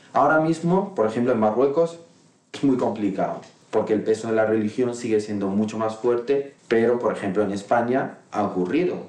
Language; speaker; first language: Spanish; non-native, local second language; Arabic